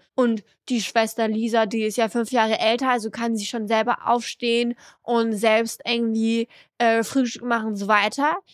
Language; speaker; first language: German; early bilingual, other home language; French